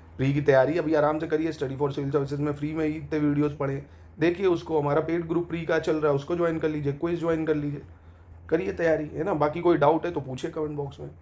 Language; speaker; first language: Hindi; native; Hindi